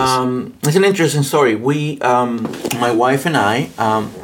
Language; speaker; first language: English; non-native, fluent; Spanish